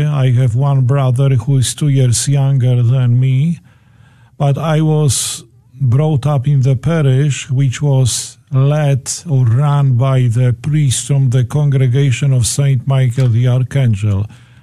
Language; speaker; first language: English; non-native, fluent; Polish